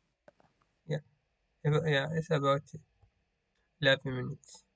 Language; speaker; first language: English; non-native, learner; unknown